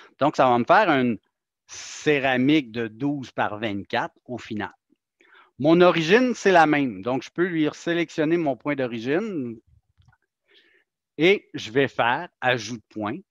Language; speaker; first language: French; native; French